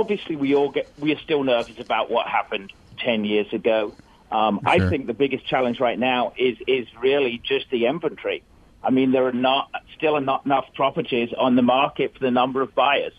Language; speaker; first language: English; native; English